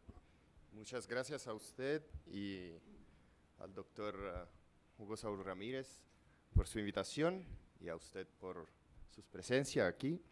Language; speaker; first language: Spanish; non-native, fluent; Italian